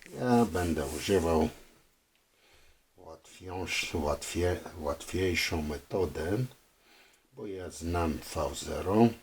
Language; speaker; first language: Polish; non-native, fluent; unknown